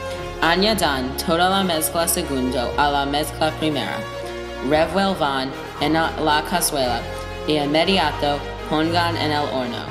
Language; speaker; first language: Spanish; non-native, learner; English